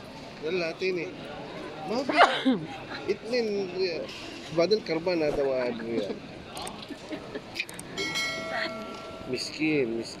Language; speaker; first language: Arabic; non-native, learner; Filipino